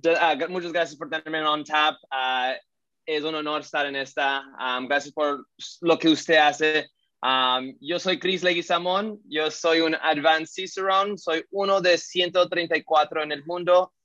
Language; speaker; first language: Spanish; early bilingual, heritage; Spanish